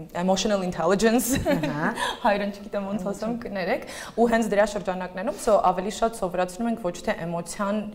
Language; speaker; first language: Armenian; native; Armenian